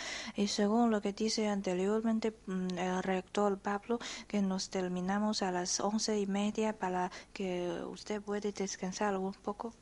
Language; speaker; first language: Spanish; non-native, learner; Chinese